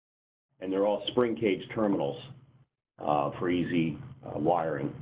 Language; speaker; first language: English; native; English